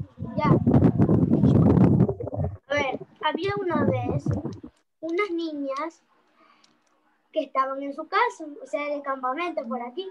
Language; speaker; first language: Spanish; native; Spanish